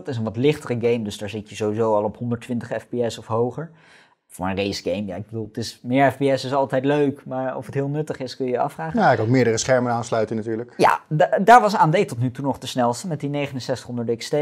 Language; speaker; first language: Dutch; native; Dutch